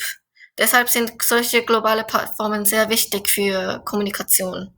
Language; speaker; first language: German; non-native, fluent; Korean